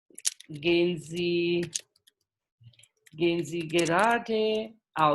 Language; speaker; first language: German; non-native, fluent; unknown